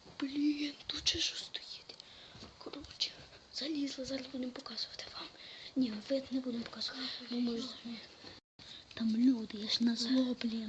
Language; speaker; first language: Ukrainian; native; Ukrainian